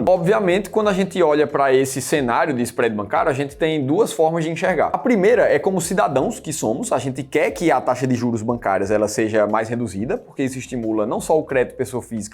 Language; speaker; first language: Portuguese; native; Portuguese